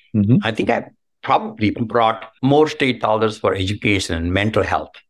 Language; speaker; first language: English; non-native, local second language; Marathi